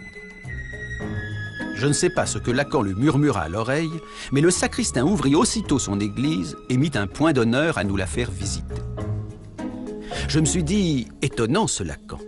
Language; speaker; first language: French; native; French